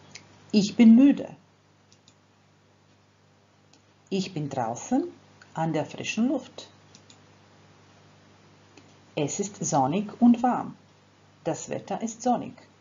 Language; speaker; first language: German; non-native, fluent; Croatian